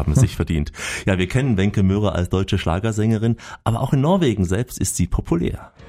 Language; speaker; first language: German; native; German